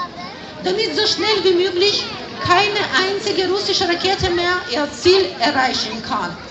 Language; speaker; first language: German; non-native, fluent; Ukrainian